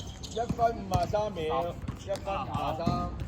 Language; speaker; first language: Chinese; native; Chinese